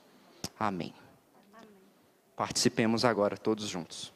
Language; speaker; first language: Portuguese; native; Portuguese